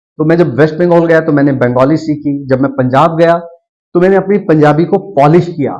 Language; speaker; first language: Hindi; native; Hindi